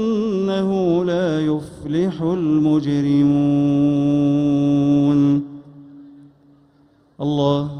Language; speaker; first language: Arabic; native; Arabic